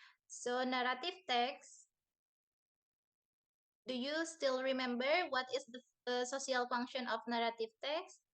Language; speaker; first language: English; non-native, learner; Indonesian